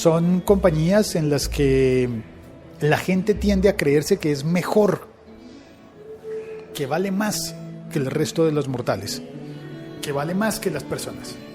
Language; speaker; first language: Spanish; native; Spanish